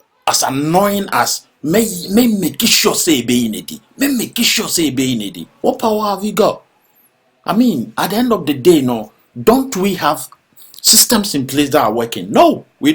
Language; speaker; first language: English; non-native, local second language; Akan